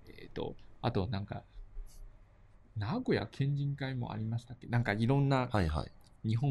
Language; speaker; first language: Japanese; native; Japanese